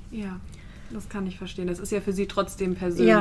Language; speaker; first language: German; native; German